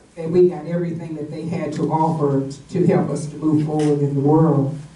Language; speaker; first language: English; native; English